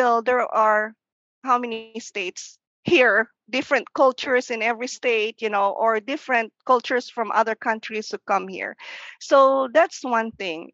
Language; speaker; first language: English; non-native, local second language; Filipino